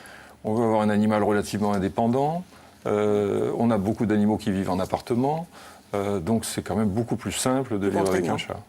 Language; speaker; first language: French; native; French